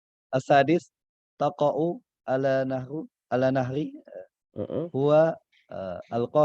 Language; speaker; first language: Arabic; non-native, learner; Indonesian